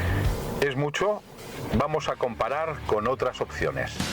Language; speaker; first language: Spanish; native; Spanish